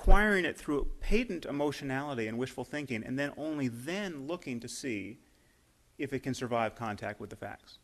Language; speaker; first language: English; native; English